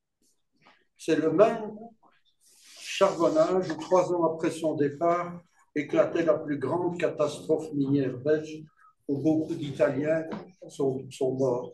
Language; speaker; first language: French; native; French